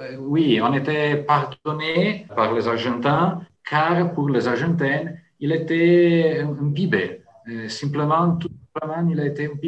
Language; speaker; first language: French; non-native, fluent; Italian